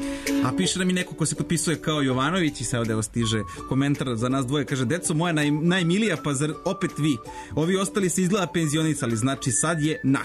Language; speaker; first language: Serbian; native; Serbian